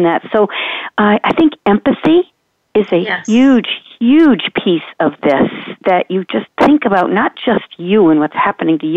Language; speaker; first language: English; native; English